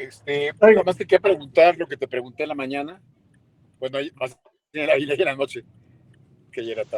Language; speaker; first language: Spanish; native; Spanish